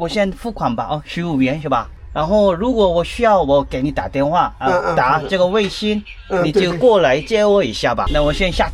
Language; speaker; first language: Chinese; non-native, fluent; Korean